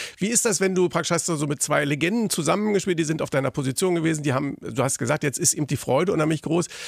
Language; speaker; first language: German; native; German